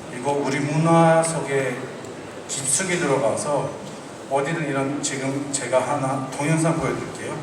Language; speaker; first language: Korean; non-native, fluent; Turkish